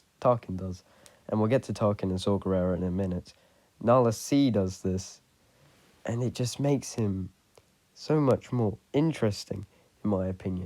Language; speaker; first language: English; native; English